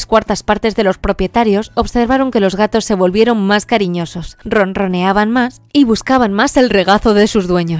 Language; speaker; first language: Spanish; native; Spanish